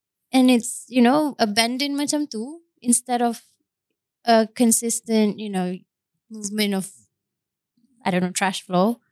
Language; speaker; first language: English; non-native, local second language; Malay